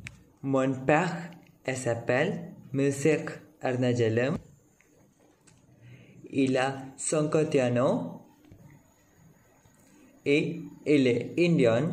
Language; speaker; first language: French; non-native, learner; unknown